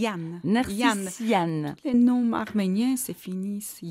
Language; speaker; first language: French; non-native, fluent; Armenian